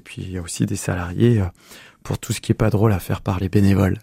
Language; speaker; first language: French; native; French